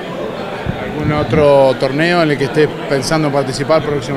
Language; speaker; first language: Spanish; native; Spanish